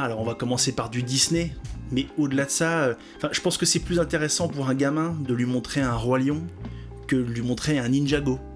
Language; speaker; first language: French; native; French